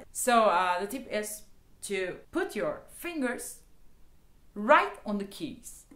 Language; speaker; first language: English; non-native, fluent; Turkish